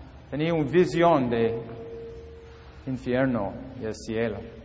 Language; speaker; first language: Spanish; non-native, learner; English